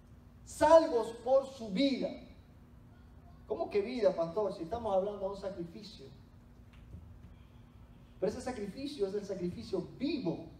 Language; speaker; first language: Spanish; native; Spanish